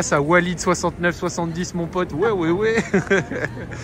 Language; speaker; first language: French; native; French